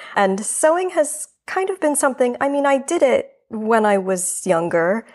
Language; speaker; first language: English; native; English